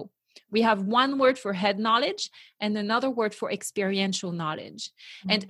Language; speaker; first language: English; non-native, fluent; French